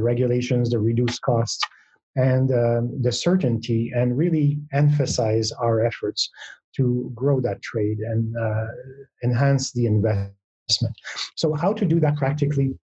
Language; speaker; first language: English; non-native, fluent; French